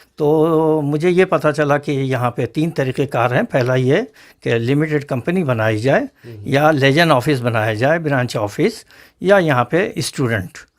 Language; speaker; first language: Urdu; native; Urdu